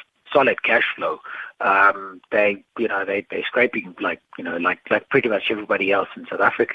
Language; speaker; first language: English; non-native, local second language; Xhosa